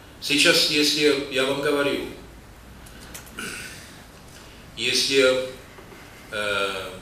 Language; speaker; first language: Russian; non-native, fluent; Czech